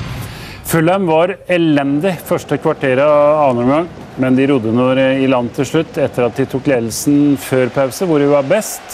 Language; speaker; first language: Norwegian; native; Norwegian